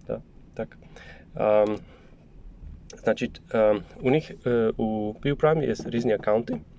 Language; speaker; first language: Ukrainian; non-native, learner; Polish